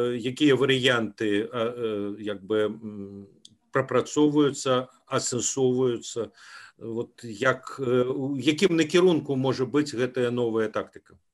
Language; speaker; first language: Belarusian; non-native, local second language; Russian